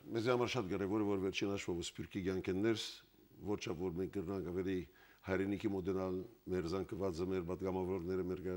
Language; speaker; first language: Armenian; early bilingual, heritage; Armenian